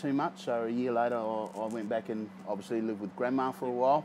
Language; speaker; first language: English; native; English